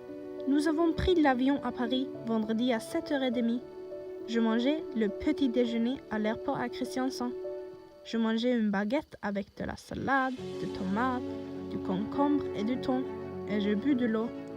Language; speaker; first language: French; non-native, learner; Norwegian